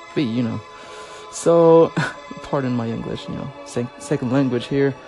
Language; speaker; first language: English; non-native, fluent; French